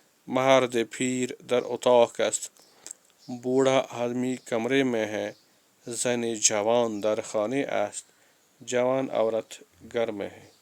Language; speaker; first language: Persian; non-native, fluent; Urdu